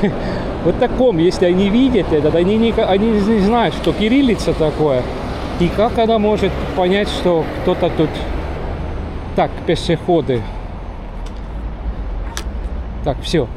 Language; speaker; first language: Russian; non-native, learner; Estonian